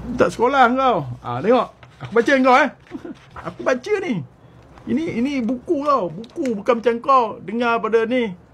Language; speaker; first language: Malay; native; Malay